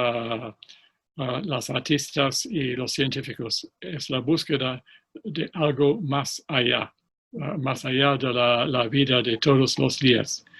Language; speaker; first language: Spanish; non-native, fluent; English